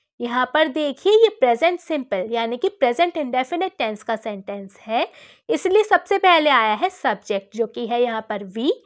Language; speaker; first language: Hindi; native; Hindi